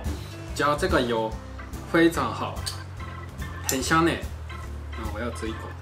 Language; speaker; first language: Chinese; non-native, fluent; Japanese